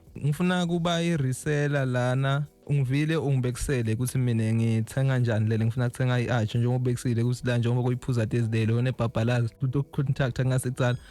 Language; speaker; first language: Zulu; native; Zulu